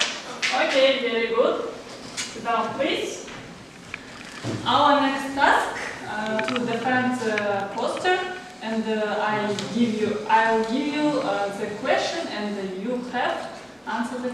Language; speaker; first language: English; non-native, learner; Kazakh